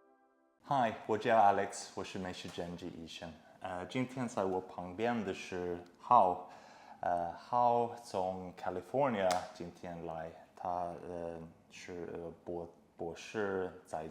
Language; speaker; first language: Chinese; non-native, fluent; English